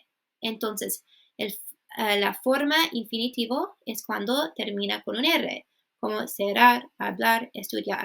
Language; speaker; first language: Spanish; non-native, fluent; English